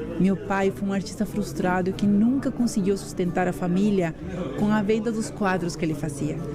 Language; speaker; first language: Portuguese; non-native, fluent; Spanish